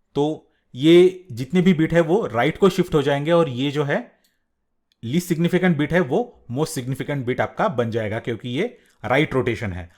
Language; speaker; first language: Hindi; non-native, local second language; Marathi